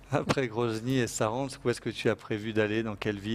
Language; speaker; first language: French; native; French